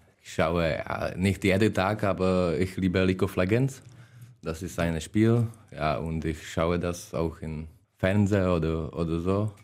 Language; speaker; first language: German; non-native, learner; Czech